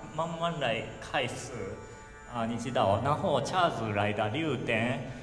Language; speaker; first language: Chinese; non-native, learner; Japanese